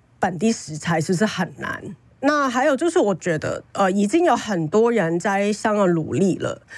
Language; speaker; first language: Chinese; non-native, fluent; Cantonese